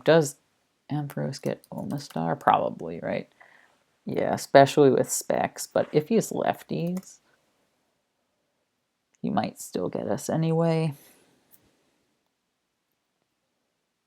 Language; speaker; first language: English; native; English